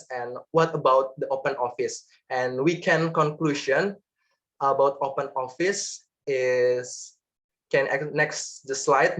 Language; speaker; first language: English; non-native, learner; Indonesian